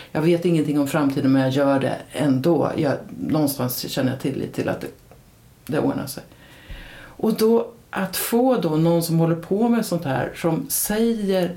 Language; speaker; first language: Swedish; native; Swedish